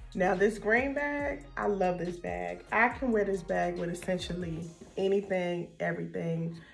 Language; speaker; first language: English; native; English